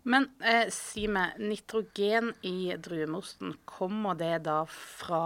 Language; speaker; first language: Norwegian; native; Norwegian